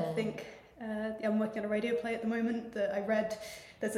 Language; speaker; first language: English; native; English